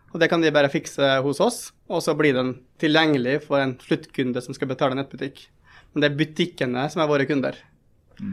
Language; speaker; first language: Norwegian; early bilingual, other home language; Tamil